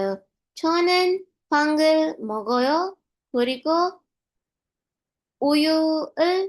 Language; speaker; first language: Korean; non-native, learner; English